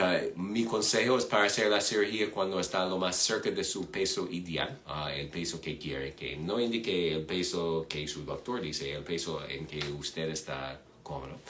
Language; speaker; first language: Spanish; non-native, fluent; English